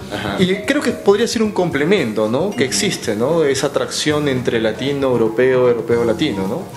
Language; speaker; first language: Spanish; native; Spanish